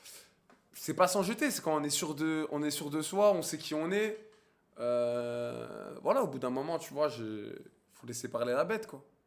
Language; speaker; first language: French; native; French